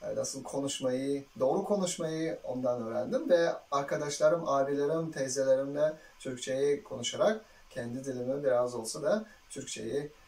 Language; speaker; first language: Turkish; non-native, fluent; Uzbek